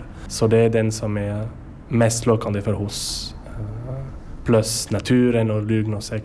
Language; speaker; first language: Swedish; non-native, learner; French